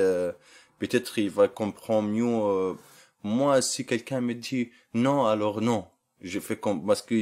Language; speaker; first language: French; non-native, learner; Arabic